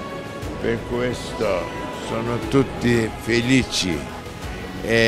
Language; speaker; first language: Italian; non-native, learner; Turkish